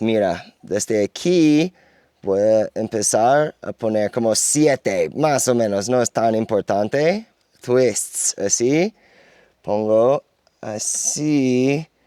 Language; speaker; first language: Spanish; non-native, learner; English